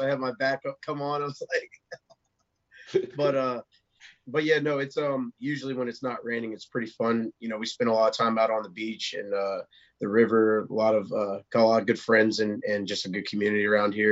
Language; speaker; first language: English; native; English